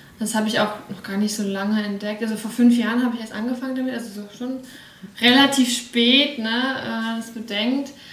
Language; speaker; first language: German; early bilingual, other home language; Russian